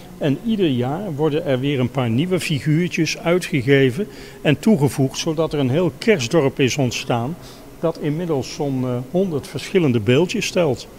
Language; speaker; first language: Dutch; native; Dutch